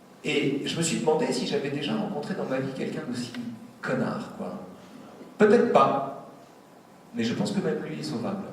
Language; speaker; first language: French; native; French